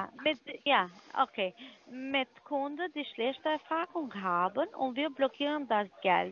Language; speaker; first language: German; non-native, learner; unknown